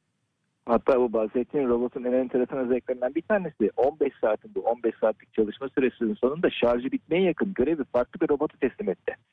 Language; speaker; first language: Turkish; native; Turkish